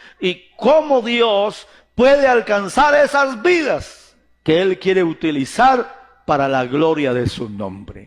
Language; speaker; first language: Spanish; native; Spanish